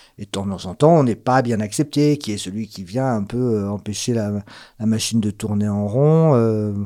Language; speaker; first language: French; native; French